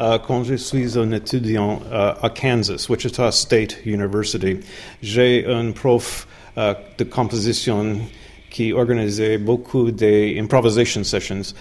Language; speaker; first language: French; non-native, learner; English